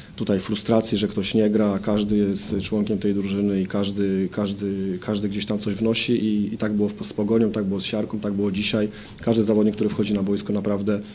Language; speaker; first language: Polish; native; Polish